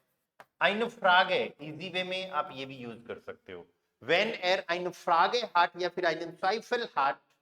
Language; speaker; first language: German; non-native, fluent; Hindi